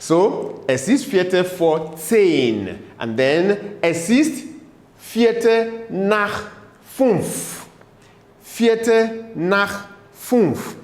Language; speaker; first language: German; non-native, fluent; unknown